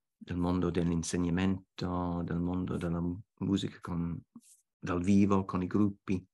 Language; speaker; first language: Italian; non-native, fluent; English